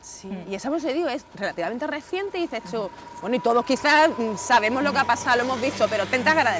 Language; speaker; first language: Spanish; native; Spanish